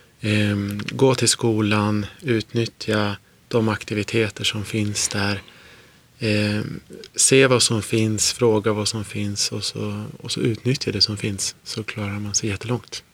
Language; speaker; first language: Swedish; native; Swedish